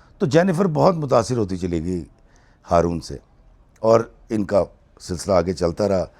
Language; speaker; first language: Urdu; native; Urdu